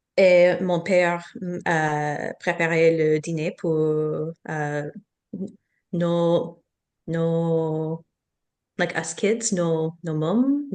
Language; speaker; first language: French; non-native, learner; English